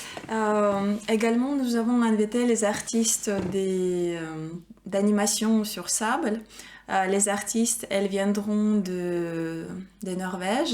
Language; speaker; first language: French; non-native, fluent; Ukrainian